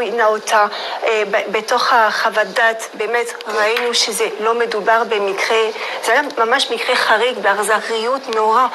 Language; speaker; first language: Hebrew; non-native, fluent; French